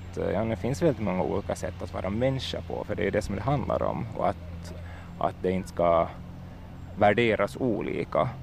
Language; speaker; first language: Swedish; native; Swedish